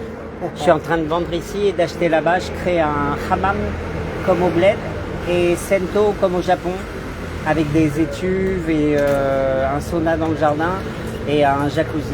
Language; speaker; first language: French; native; French